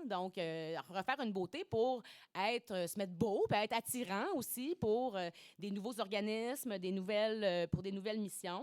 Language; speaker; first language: French; native; French